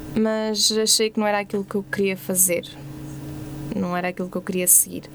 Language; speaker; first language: Portuguese; native; Portuguese